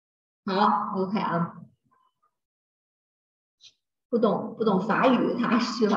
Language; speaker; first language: Chinese; non-native, learner; Thai